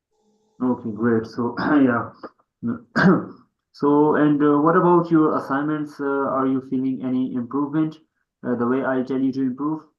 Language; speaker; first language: English; non-native, fluent; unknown